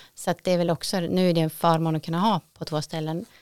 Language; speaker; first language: Swedish; native; Swedish